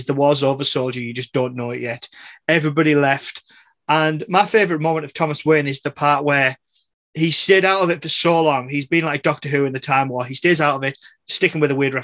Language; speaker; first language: English; native; English